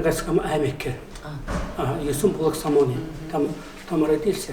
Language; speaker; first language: Russian; non-native, learner; Mongolian